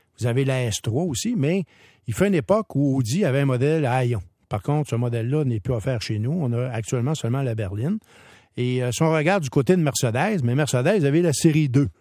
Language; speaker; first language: French; native; French